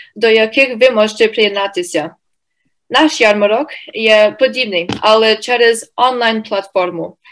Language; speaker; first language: Ukrainian; early bilingual, heritage; Ukrainian